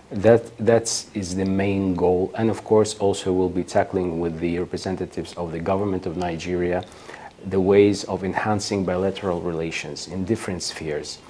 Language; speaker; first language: English; non-native, fluent; Ukrainian